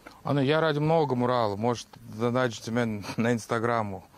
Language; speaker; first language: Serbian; non-native, fluent; Russian